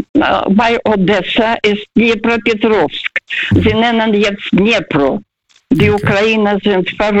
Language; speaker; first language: German; non-native, fluent; Russian